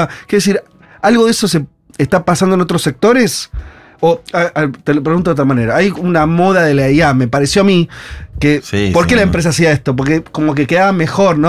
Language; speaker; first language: Spanish; native; Spanish